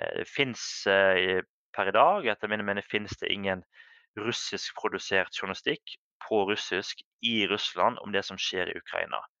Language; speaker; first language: Norwegian; native; Norwegian